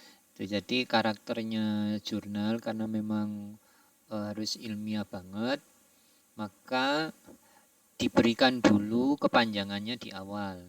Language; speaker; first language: Indonesian; native; Indonesian